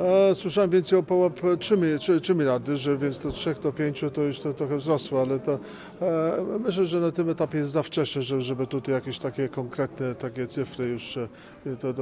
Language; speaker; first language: Polish; early bilingual, heritage; Polish